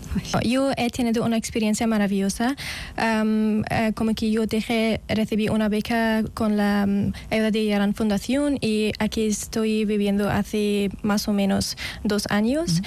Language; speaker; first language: Spanish; non-native, fluent; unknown